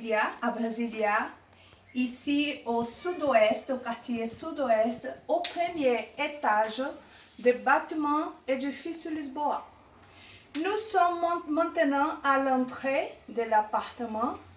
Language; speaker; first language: French; non-native, learner; Portuguese